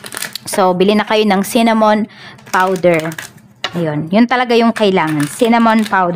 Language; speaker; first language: Filipino; native; Filipino